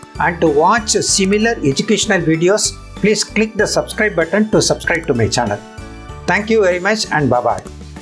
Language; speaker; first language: English; non-native, local second language; Tamil